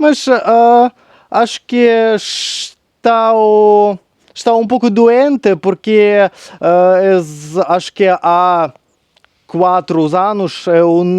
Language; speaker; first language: Portuguese; non-native, learner; Russian